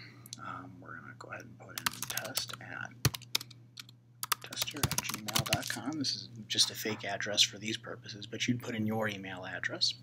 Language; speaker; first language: English; native; English